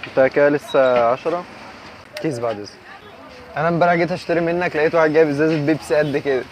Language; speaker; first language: Arabic; native; Arabic